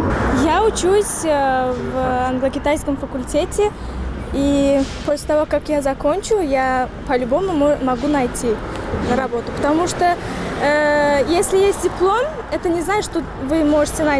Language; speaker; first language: Russian; non-native, local second language; Tajik